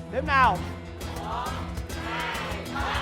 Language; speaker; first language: Vietnamese; native; Vietnamese